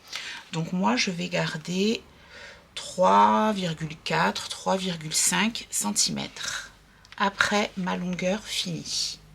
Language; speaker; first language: French; native; French